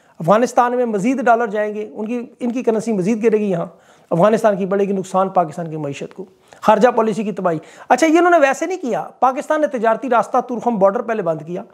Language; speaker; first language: Urdu; native; Urdu